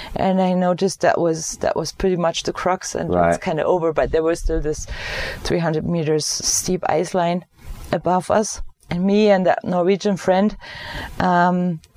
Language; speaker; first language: English; non-native, fluent; German